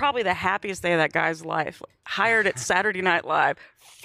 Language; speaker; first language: English; native; English